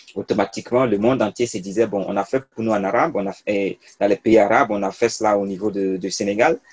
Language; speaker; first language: French; non-native, local second language; Mossi